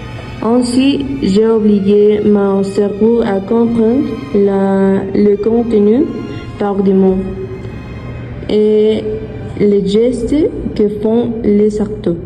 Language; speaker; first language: French; non-native, learner; Spanish